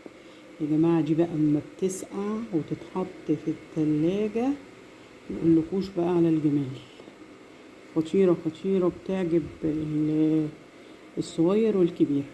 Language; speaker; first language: Arabic; native; Arabic